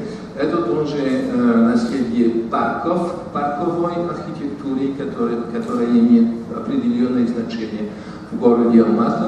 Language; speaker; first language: Russian; non-native, fluent; French